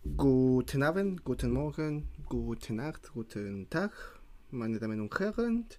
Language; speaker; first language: German; non-native, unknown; Spanish